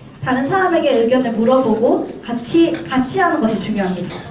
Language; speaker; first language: Korean; native; Korean